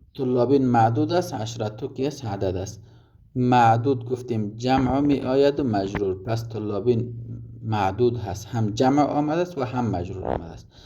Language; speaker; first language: Persian; native; Persian